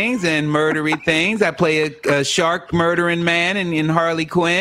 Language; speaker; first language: English; native; English